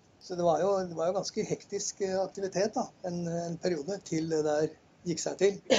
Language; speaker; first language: Norwegian; native; Norwegian